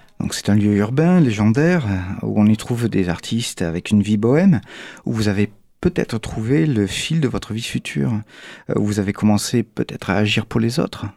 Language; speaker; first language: French; native; French